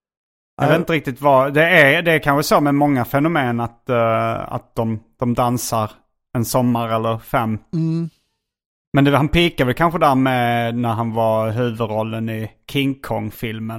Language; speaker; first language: Swedish; native; Swedish